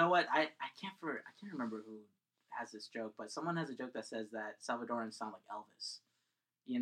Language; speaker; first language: English; early bilingual, other home language; Spanish